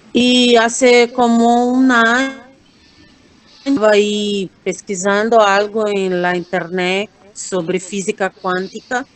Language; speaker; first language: Spanish; non-native, fluent; Portuguese